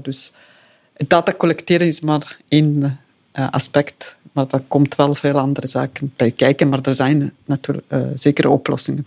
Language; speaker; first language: Dutch; non-native, fluent; Italian